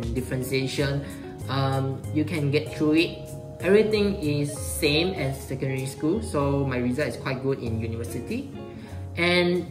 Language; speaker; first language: English; non-native, local second language; Chinese